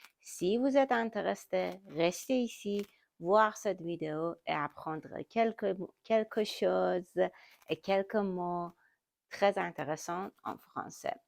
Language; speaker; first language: French; non-native, learner; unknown